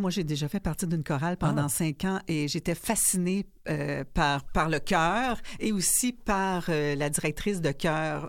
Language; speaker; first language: French; native; French